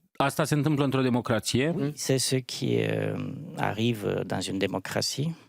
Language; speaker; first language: French; non-native, fluent; Romanian